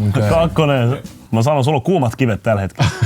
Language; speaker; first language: Finnish; native; Finnish